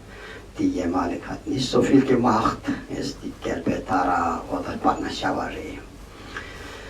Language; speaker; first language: German; non-native, learner; Tibetan